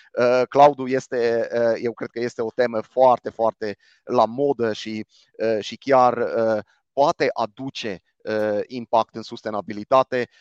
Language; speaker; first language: Romanian; non-native, local second language; Hungarian